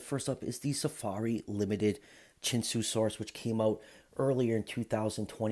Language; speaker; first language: English; native; English